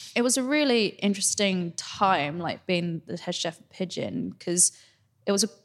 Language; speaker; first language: English; native; English